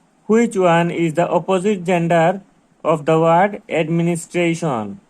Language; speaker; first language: English; non-native, local second language; Bangla